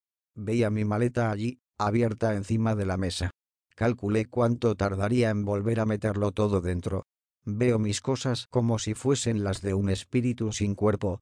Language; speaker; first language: Spanish; native; Spanish